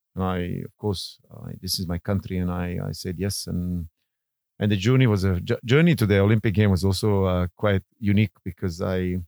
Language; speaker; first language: English; non-native, fluent; Bosnian